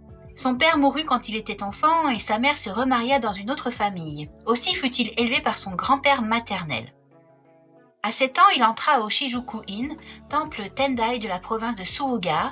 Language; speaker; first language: French; native; French